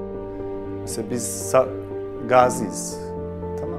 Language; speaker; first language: Turkish; non-native, fluent; Bosnian